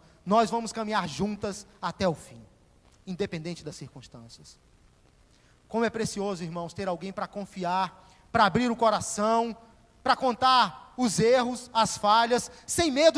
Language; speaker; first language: Portuguese; native; Portuguese